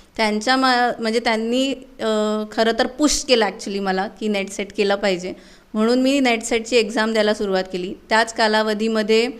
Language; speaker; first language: Marathi; native; Marathi